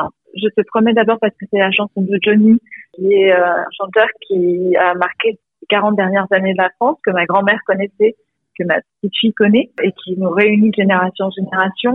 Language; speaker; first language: French; native; French